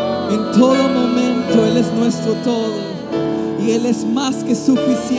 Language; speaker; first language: Spanish; native; Spanish